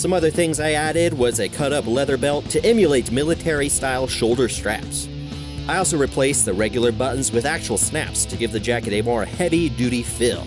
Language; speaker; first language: English; native; English